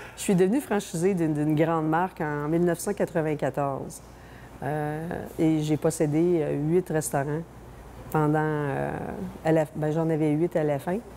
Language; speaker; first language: French; native; French